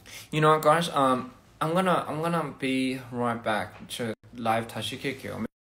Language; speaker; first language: English; early bilingual, other home language; Korean